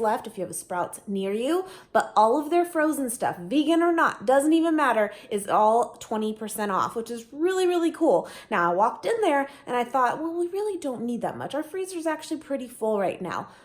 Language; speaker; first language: English; native; English